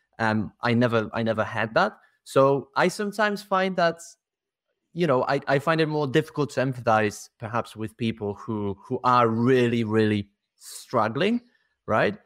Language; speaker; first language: English; non-native, fluent; Polish